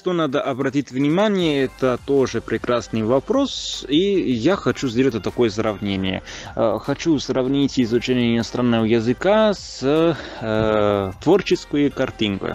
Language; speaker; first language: Russian; non-native, fluent; Italian